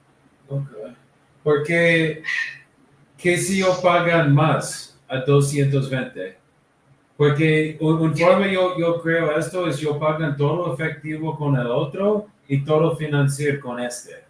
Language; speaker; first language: Spanish; non-native, learner; English